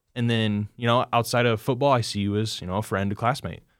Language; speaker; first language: English; native; English